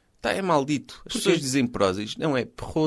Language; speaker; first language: Portuguese; native; Portuguese